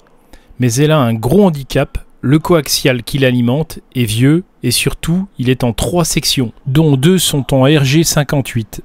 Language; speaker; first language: French; native; French